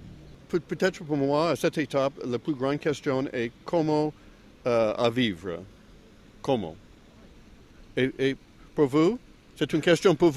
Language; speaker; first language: French; non-native, learner; English